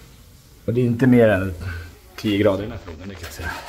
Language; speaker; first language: Swedish; native; Swedish